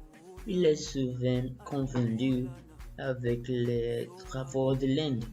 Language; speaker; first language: French; non-native, learner; Spanish